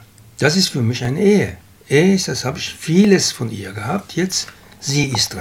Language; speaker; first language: German; non-native, fluent; Turkish